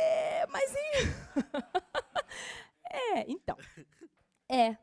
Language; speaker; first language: Portuguese; native; Portuguese